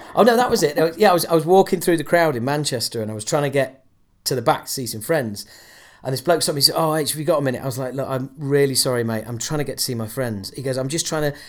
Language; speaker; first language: English; native; English